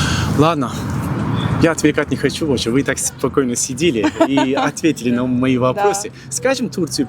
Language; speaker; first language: Russian; non-native, learner; Turkish